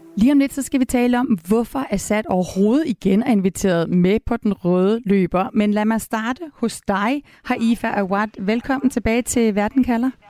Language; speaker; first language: Danish; native; Danish